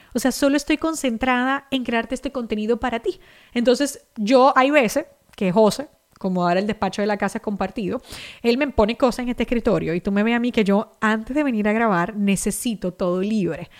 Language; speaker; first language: Spanish; native; Spanish